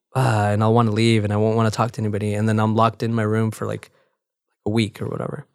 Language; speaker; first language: English; early bilingual, other home language; Spanish